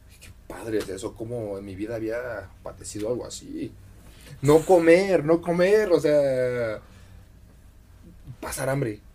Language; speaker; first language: Spanish; native; Spanish